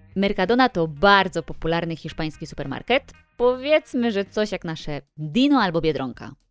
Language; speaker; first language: Polish; native; Polish